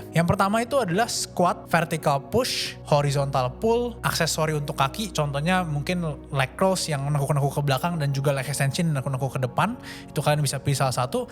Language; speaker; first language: Indonesian; native; Indonesian